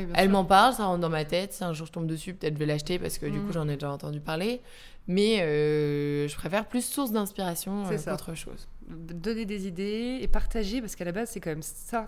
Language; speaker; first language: French; native; French